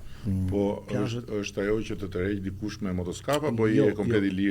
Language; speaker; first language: Albanian; native; Albanian